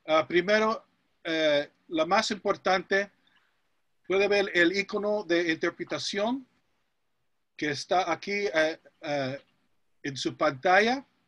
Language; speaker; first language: Spanish; non-native, fluent; English